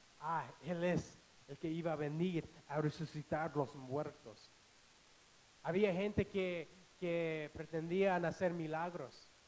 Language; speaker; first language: Spanish; non-native, fluent; English